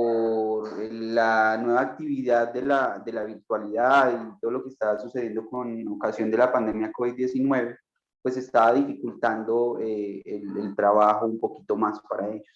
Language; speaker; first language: Spanish; native; Spanish